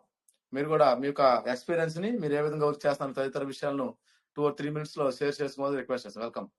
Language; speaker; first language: Telugu; native; Telugu